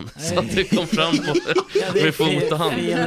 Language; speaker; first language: Swedish; native; Swedish